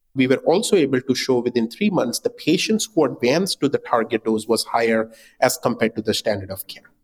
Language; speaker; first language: English; non-native, local second language; Hindi